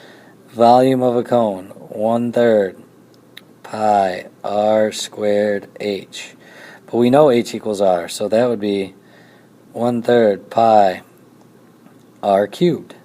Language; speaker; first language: English; native; English